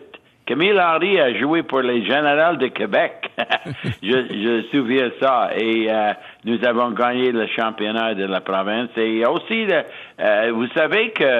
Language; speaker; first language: French; non-native, fluent; English